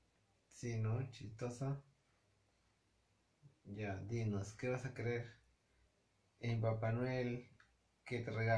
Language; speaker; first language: Spanish; native; Spanish